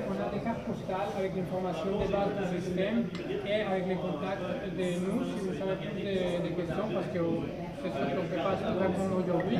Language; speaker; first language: French; non-native, fluent; Spanish